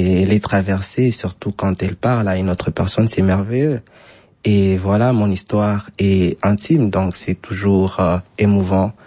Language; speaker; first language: French; non-native, local second language; Swahili